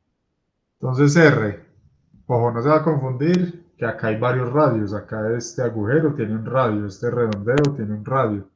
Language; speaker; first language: Spanish; native; Spanish